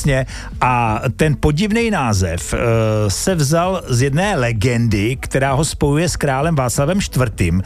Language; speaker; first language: Czech; native; Czech